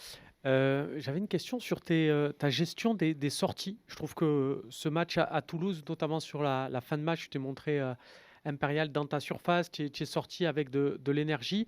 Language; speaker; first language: French; native; French